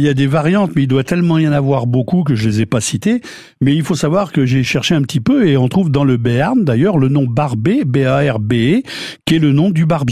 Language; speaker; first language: French; native; French